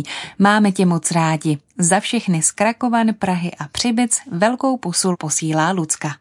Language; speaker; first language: Czech; native; Czech